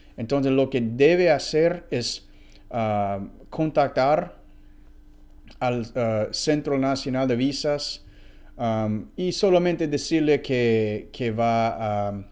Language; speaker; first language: Spanish; non-native, fluent; English